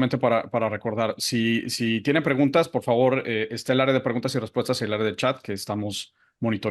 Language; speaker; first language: Spanish; native; Spanish